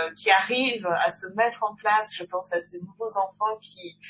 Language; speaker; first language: French; native; French